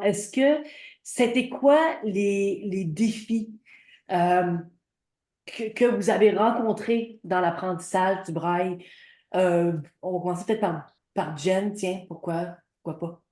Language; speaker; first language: French; native; French